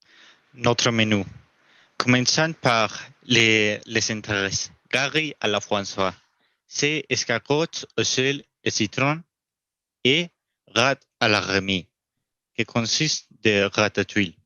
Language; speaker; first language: French; non-native, learner; Spanish